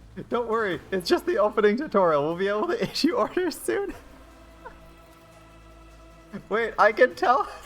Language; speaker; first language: English; native; English